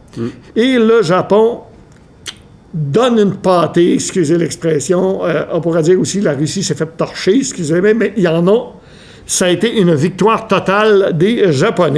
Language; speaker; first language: French; native; French